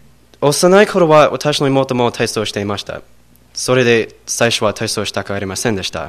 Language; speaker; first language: Japanese; non-native, learner; English